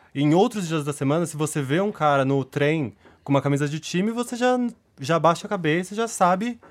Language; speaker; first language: Portuguese; native; Portuguese